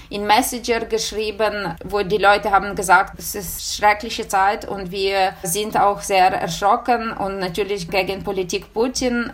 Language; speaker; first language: German; non-native, fluent; Ukrainian